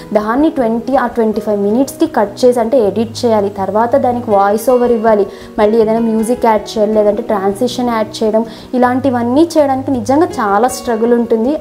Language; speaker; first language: Telugu; non-native, local second language; Kannada